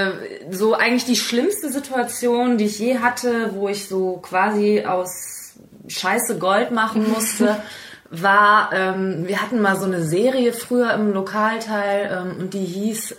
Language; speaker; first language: German; native; German